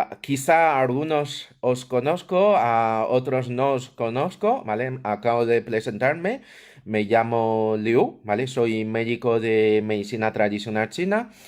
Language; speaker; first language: Spanish; non-native, fluent; Chinese